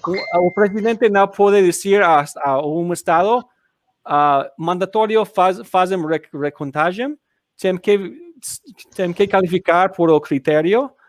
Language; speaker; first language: Portuguese; non-native, learner; English